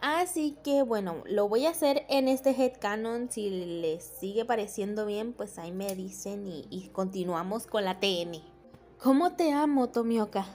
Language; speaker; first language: Spanish; native; Spanish